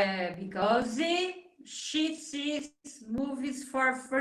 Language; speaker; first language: English; non-native, learner; Portuguese